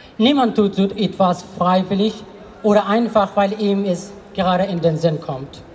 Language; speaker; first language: German; non-native, fluent; Persian